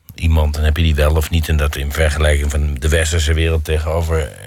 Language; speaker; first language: Dutch; native; Dutch